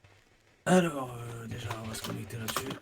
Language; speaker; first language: French; native; French